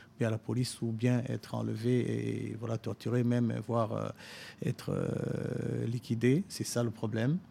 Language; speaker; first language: French; non-native, local second language; Rundi